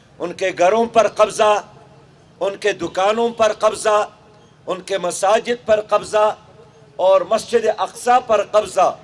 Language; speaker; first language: Urdu; non-native, local second language; Pashto